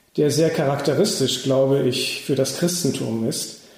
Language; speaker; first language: German; native; German